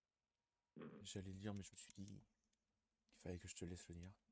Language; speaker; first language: French; native; French